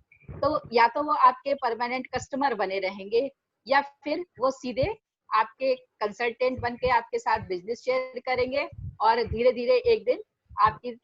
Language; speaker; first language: Hindi; native; Hindi